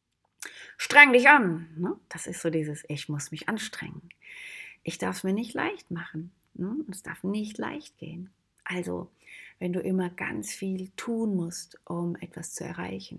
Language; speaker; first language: German; native; German